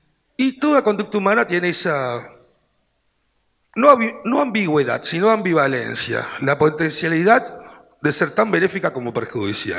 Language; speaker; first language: Spanish; native; Spanish